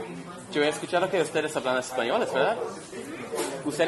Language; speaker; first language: Spanish; non-native, learner; English